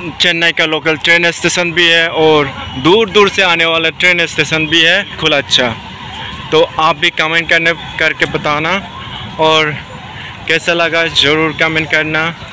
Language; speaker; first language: Hindi; non-native, local second language; Bangla